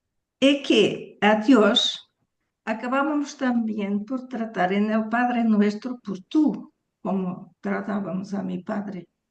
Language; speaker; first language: Spanish; early bilingual, heritage; Portuguese